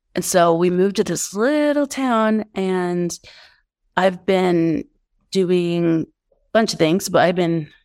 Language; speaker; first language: English; native; English